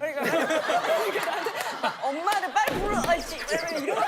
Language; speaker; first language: Korean; native; Korean